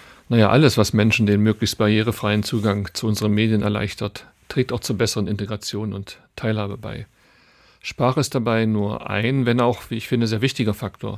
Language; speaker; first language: German; native; German